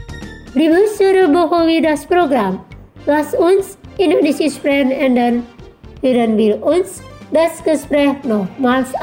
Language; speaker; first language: German; non-native, fluent; Indonesian